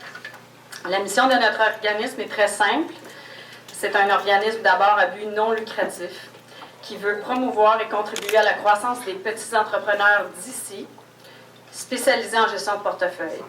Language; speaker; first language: French; native; French